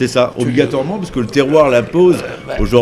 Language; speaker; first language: French; native; French